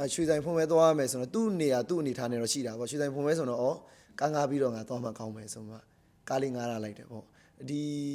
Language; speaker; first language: Burmese; native; Burmese